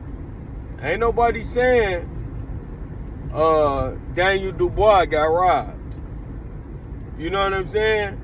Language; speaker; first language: English; native; English